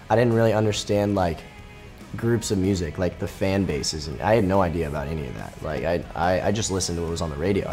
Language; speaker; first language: English; native; English